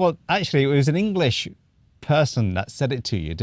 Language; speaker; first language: English; native; English